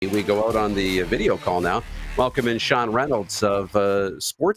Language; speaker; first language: English; native; English